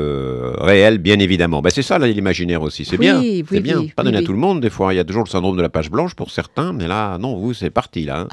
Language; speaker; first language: French; native; French